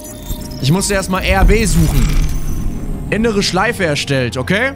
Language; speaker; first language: German; native; German